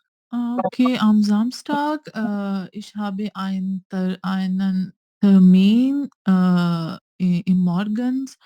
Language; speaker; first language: German; non-native, learner; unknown